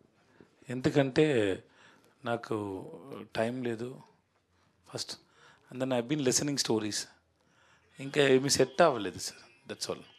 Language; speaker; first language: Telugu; non-native, learner; Tamil